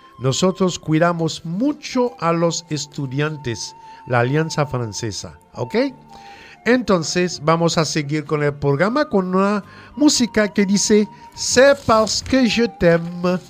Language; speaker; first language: Spanish; non-native, fluent; French